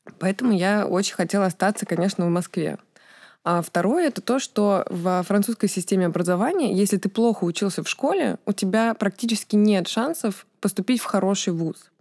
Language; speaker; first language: Russian; native; Russian